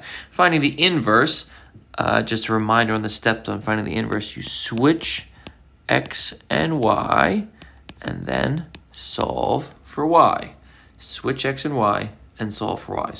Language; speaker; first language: English; native; English